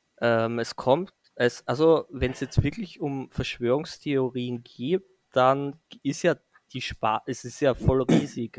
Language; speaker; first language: German; native; German